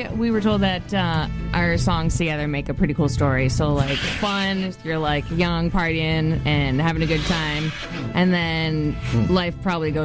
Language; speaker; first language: English; native; English